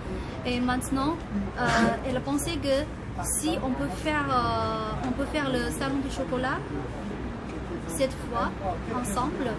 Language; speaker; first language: French; non-native, fluent; Chinese